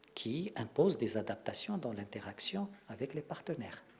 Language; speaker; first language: French; non-native, local second language; Arabic